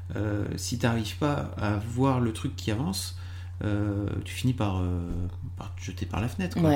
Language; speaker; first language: French; native; French